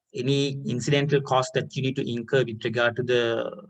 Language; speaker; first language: English; non-native, local second language; Sinhala